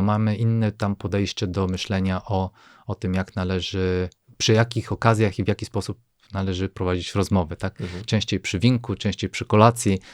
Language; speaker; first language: Polish; non-native, fluent; Bulgarian